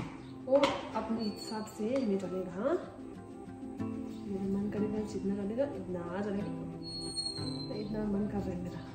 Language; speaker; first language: Hindi; non-native, local second language; Tibetan